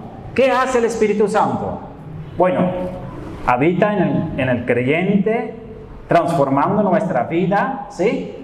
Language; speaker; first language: Spanish; non-native, fluent; Dutch